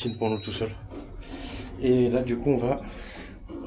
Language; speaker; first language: French; native; French